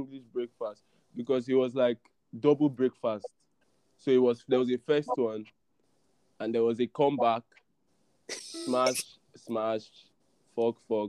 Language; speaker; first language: English; non-native, local second language; Yoruba